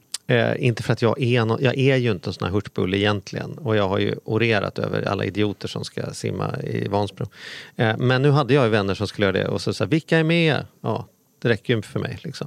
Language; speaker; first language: Swedish; native; Swedish